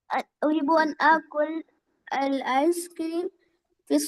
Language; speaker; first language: Arabic; non-native, learner; Hindi